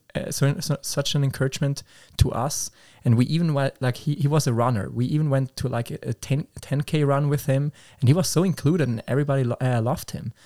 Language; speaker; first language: English; non-native, fluent; Swiss German